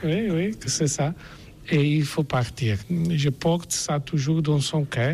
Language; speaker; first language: French; non-native, learner; Polish